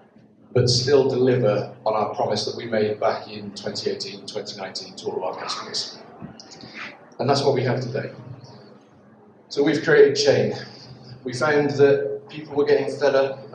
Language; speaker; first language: English; native; English